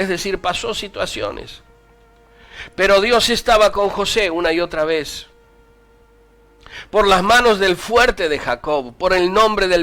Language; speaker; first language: Spanish; native; Spanish